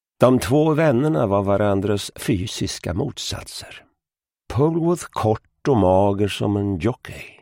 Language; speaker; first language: Swedish; native; Swedish